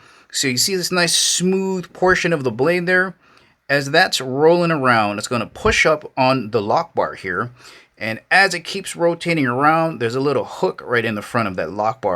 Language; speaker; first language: English; native; English